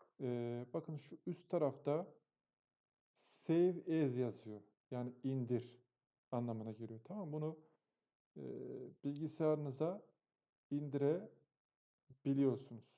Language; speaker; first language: Turkish; native; Turkish